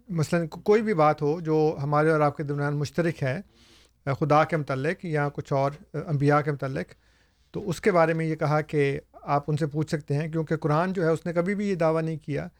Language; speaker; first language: Urdu; native; Urdu